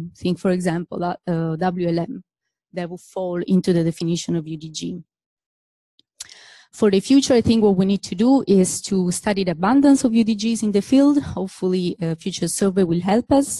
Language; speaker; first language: English; non-native, fluent; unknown